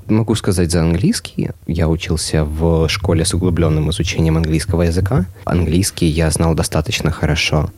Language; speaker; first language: Russian; native; Russian